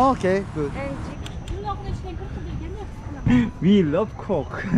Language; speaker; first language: English; non-native, learner; Korean